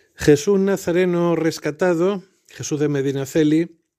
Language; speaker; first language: Spanish; native; Spanish